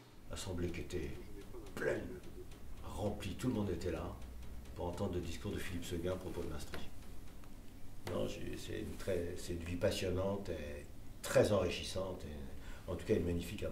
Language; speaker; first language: French; native; French